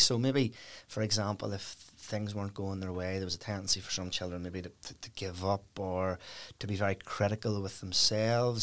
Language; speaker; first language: English; native; English